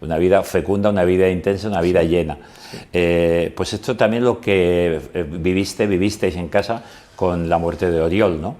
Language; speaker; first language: Spanish; native; Spanish